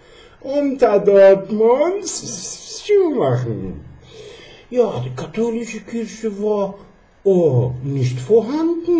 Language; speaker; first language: German; non-native, fluent; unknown